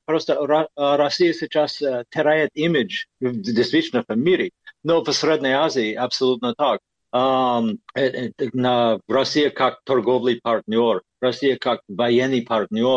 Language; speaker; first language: Russian; non-native, fluent; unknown